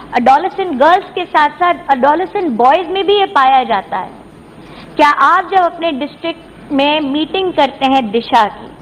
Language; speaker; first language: Hindi; native; Hindi